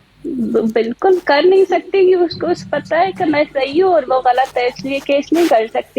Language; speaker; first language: Hindi; native; Hindi